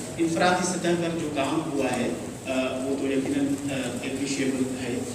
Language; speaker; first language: Urdu; non-native, local second language; Sindhi